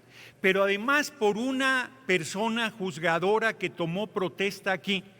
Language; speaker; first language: Spanish; native; Spanish